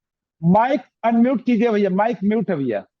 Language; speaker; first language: Hindi; native; Hindi